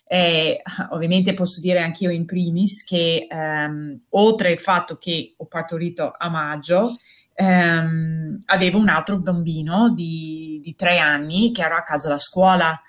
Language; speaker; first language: Italian; non-native, fluent; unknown